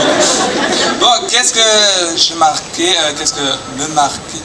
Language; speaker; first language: French; non-native, learner; German